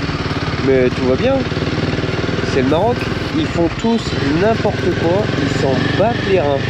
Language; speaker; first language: French; native; French